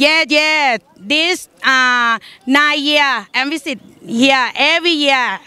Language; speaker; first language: English; non-native, learner; Thai